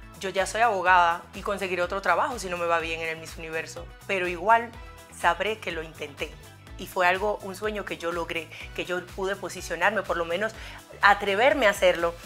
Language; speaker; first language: Spanish; non-native, fluent; Haitian Creole